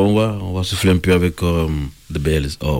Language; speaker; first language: French; native; French